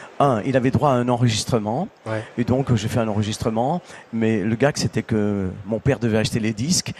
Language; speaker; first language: French; early bilingual, other home language; Italian